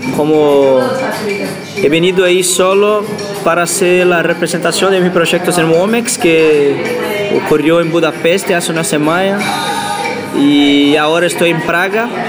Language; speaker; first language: Spanish; non-native, fluent; Portuguese